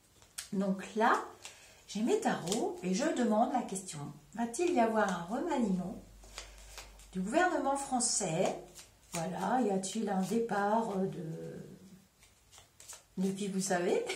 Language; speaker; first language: French; native; French